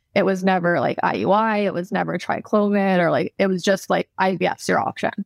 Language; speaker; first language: English; native; English